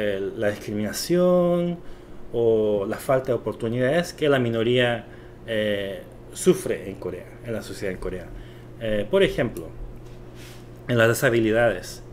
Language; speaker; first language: Spanish; non-native, fluent; Korean